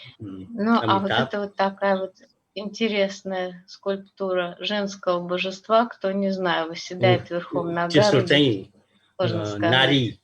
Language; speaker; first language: Russian; native; Russian